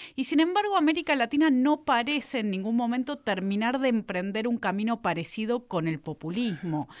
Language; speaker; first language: Spanish; native; Spanish